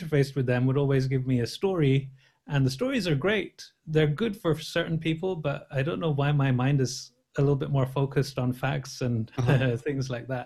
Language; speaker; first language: English; native; English